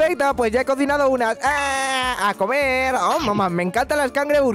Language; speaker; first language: Spanish; native; Spanish